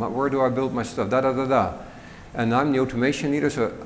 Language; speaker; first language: English; non-native, fluent; Dutch